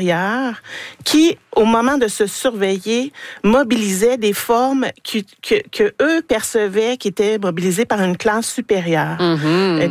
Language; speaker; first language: French; native; French